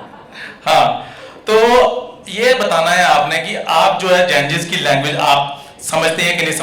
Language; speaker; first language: Hindi; native; Hindi